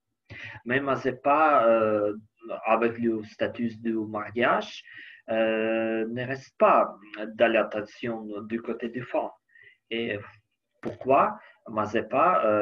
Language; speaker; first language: French; non-native, learner; Ukrainian